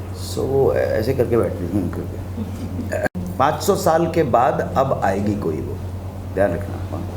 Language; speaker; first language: Hindi; native; Hindi